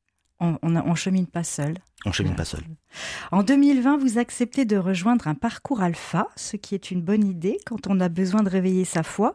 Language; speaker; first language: French; native; French